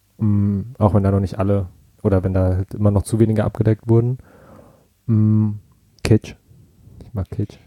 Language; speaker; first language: German; early bilingual, other home language; Vietnamese